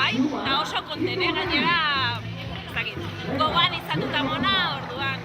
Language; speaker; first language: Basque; non-native, local second language; Spanish